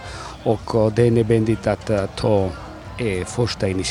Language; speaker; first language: Swedish; non-native, fluent; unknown